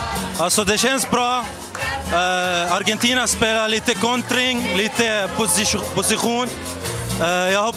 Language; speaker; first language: Swedish; non-native, learner; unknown